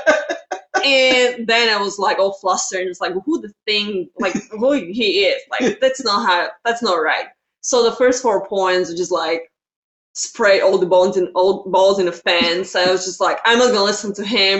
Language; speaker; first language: English; non-native, fluent; Slovak